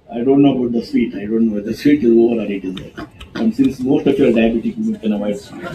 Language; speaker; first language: English; non-native, local second language; Kannada